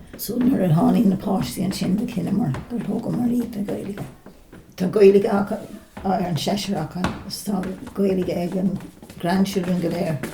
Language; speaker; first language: Irish; non-native, local second language; English